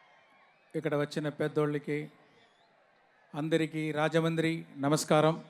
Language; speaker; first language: Telugu; non-native, learner; Tamil